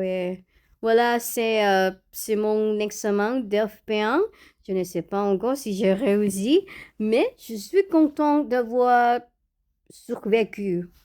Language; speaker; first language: French; non-native, learner; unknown